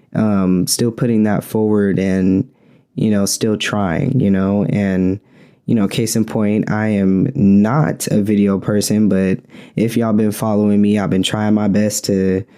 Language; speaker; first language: English; native; English